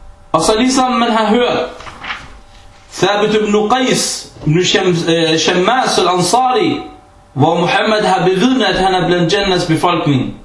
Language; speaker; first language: Danish; early bilingual, other home language; Arabic